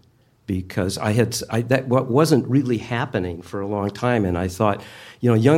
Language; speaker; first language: English; native; English